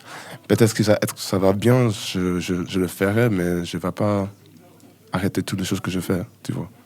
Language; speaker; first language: French; non-native, learner; English